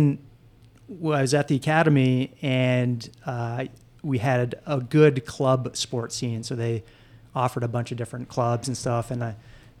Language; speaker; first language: English; native; English